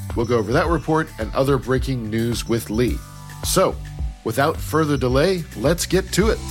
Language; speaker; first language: English; early bilingual, other home language; Dutch